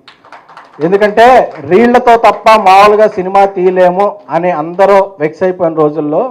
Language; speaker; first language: Telugu; native; Telugu